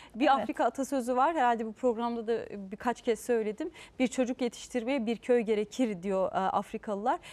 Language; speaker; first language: Turkish; native; Turkish